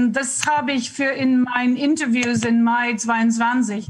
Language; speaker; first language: German; non-native, learner; English